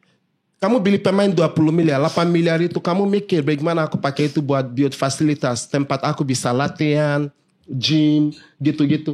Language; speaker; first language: Indonesian; non-native, fluent; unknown